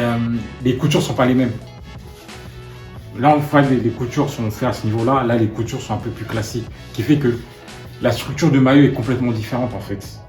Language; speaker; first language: French; native; French